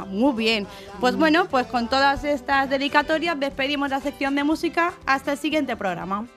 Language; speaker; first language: Spanish; native; Spanish